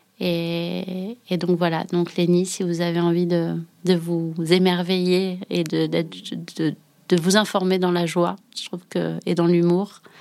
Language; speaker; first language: French; native; French